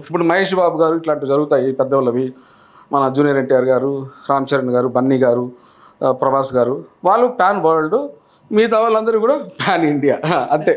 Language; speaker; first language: Telugu; native; Telugu